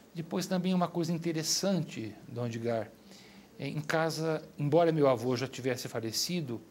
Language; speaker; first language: Portuguese; native; Portuguese